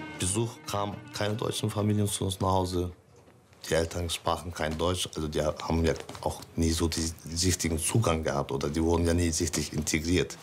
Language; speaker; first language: German; early bilingual, other home language; Turkish